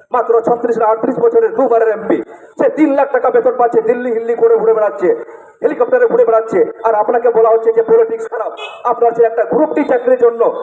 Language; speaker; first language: Bangla; native; Bangla